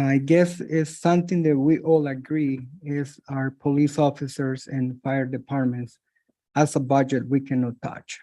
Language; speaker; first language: English; non-native, fluent; Spanish